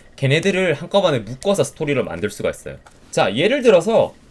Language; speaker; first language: Korean; native; Korean